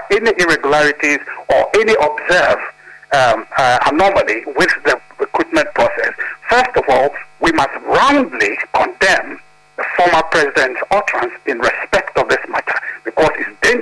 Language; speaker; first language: English; non-native, local second language; Ewe